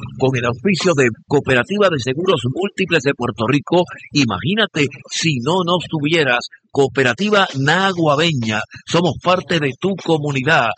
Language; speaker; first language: Spanish; native; Spanish